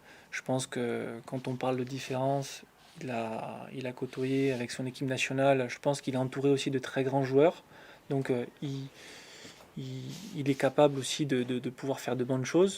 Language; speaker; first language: French; native; French